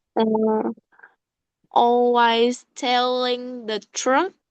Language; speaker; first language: English; non-native, learner; Vietnamese